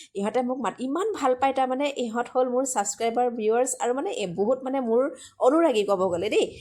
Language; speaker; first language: Assamese; non-native, local second language; Manipuri